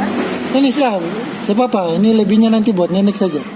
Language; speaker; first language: Malay; native; Malay